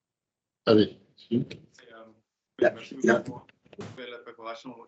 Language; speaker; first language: French; non-native, learner; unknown